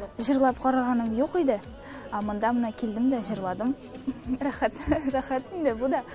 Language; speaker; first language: Tatar; early bilingual, heritage; Tatar